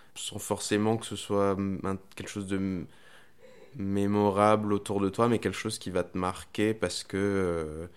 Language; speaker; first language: French; non-native, fluent; Spanish